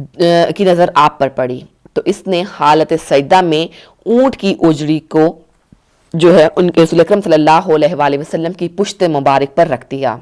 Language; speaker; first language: Urdu; native; Urdu